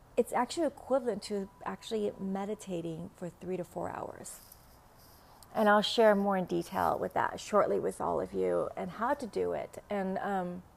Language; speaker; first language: English; non-native, fluent; Vietnamese